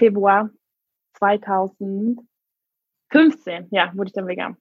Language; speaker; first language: German; non-native, fluent; Hungarian